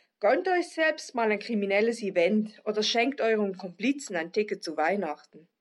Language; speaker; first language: German; native; German